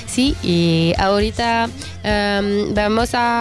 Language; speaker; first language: Spanish; non-native, learner; French